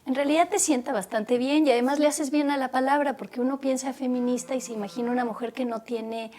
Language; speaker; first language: Spanish; native; Spanish